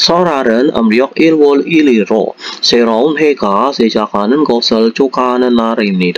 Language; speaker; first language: Korean; non-native, fluent; Indonesian